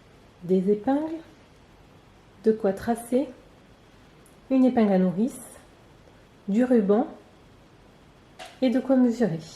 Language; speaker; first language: French; native; French